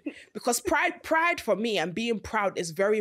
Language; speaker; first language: English; native; English